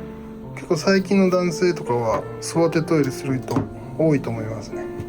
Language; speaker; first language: Japanese; native; Japanese